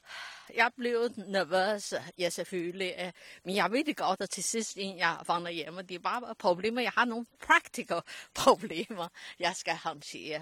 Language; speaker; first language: Danish; non-native, learner; Chinese